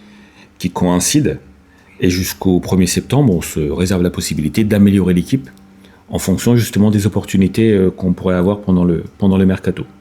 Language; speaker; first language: French; native; French